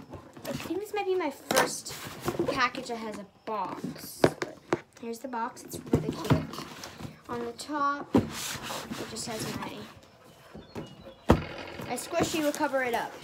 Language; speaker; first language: English; native; English